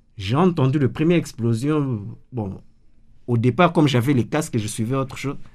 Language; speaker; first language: French; non-native, local second language; Lingala